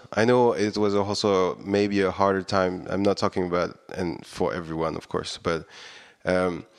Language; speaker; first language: English; non-native, fluent; French